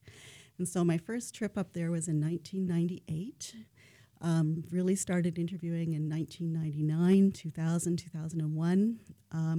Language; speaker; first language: English; native; English